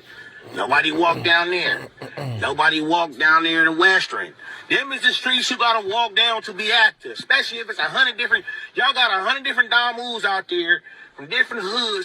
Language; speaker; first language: English; native; English